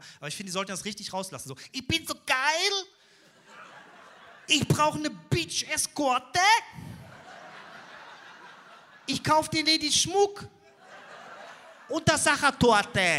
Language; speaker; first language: German; native; German